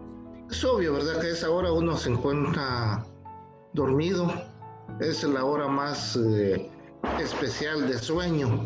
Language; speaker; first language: Spanish; native; Spanish